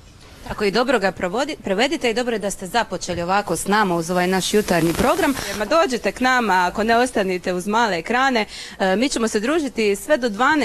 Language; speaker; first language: Croatian; native; Croatian